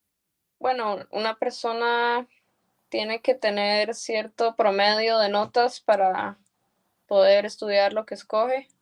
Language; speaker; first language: Spanish; early bilingual, heritage; Spanish